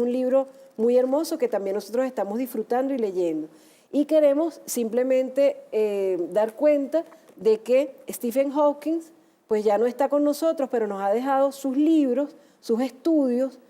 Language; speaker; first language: Spanish; native; Spanish